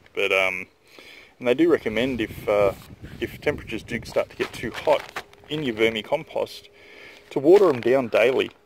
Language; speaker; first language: English; native; English